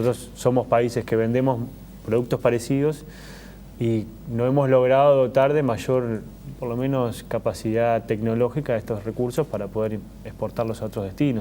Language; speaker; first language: Spanish; native; Spanish